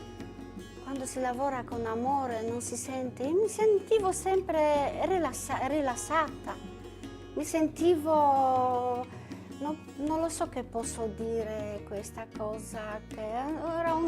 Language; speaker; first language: Italian; non-native, learner; Polish